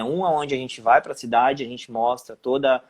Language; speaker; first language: Portuguese; native; Portuguese